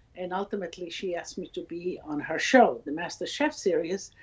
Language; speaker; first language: English; non-native, fluent; Italian